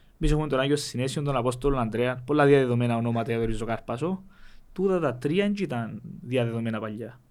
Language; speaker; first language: Greek; native; Greek